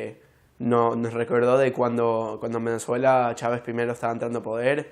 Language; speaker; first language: Spanish; early bilingual, heritage; Spanish